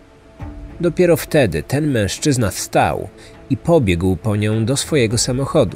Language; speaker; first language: Polish; native; Polish